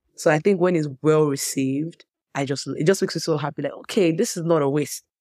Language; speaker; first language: English; non-native, local second language; Yoruba